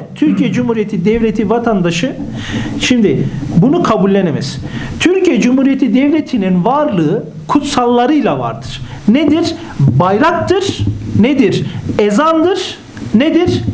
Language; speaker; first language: Turkish; native; Turkish